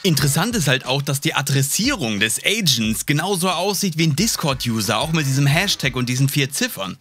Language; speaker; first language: German; native; German